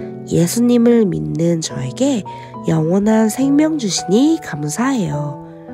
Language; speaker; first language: Korean; native; Korean